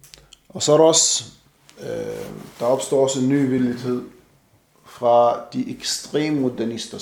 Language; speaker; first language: Danish; non-native, fluent; Arabic